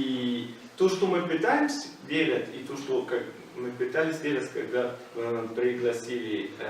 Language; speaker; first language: Russian; non-native, fluent; Italian